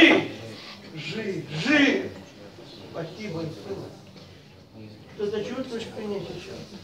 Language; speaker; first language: Russian; native; Russian